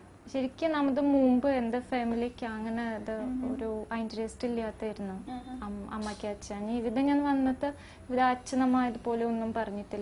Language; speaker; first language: Malayalam; non-native, fluent; Russian